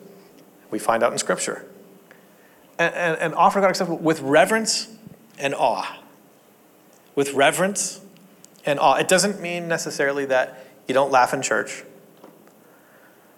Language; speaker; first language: English; native; English